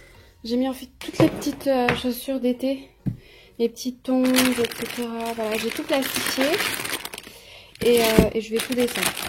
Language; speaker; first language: French; native; French